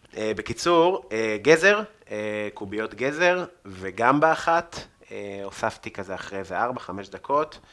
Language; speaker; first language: Hebrew; native; Hebrew